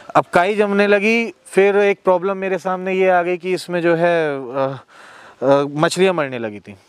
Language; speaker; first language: Hindi; native; Hindi